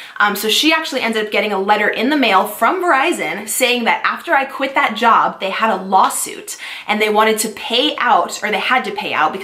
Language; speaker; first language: English; native; English